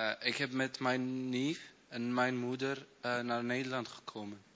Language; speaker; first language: Dutch; non-native, learner; Arabic